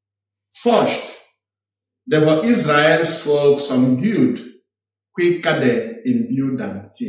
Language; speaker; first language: Swedish; non-native, fluent; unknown